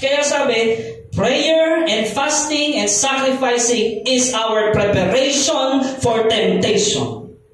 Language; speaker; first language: English; non-native, local second language; Filipino